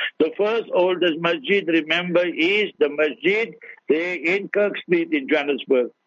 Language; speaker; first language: English; early bilingual, other home language; Urdu